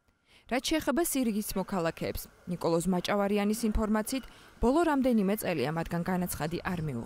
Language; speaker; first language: Georgian; native; Georgian